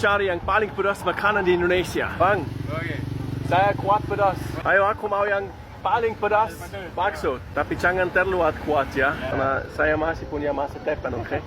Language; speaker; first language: Indonesian; non-native, fluent; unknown